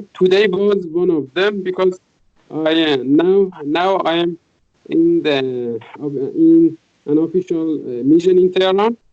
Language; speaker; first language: English; non-native, fluent; Persian